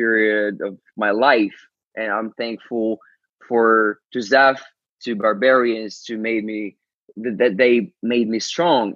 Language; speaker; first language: English; non-native, fluent; Ukrainian